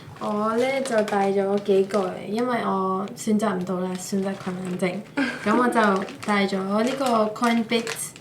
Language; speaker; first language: Cantonese; early bilingual, other home language; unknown